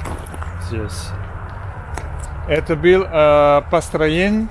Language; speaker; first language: Russian; non-native, learner; Dutch